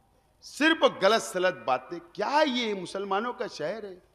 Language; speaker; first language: Hindi; native; Hindi